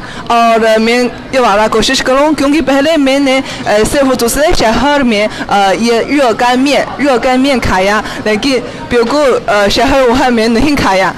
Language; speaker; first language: Hindi; non-native, fluent; Chinese